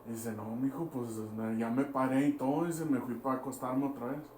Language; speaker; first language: Spanish; early bilingual, heritage; Spanish